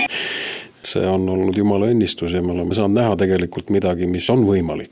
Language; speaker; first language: Estonian; native; Estonian